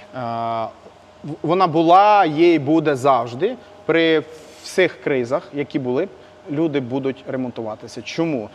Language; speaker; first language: Ukrainian; native; Ukrainian